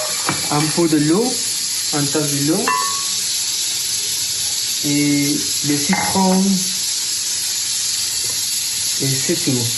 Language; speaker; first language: French; non-native, learner; Spanish